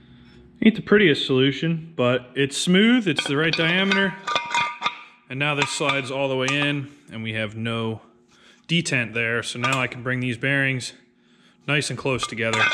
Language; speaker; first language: English; native; English